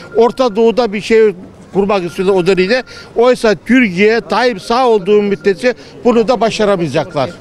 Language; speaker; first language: Turkish; native; Turkish